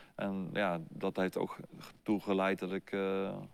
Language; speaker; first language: Dutch; native; Dutch